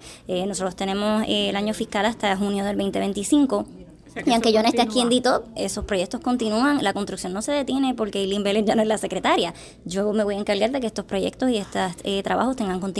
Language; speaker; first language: Spanish; native; Spanish